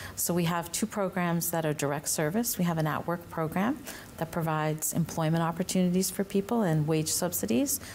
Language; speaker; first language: English; native; English